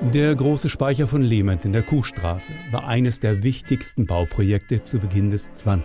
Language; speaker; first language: German; native; German